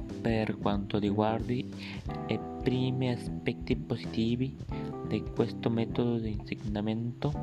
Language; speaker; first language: Italian; non-native, learner; Spanish